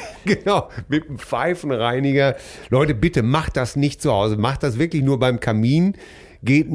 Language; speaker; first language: German; native; German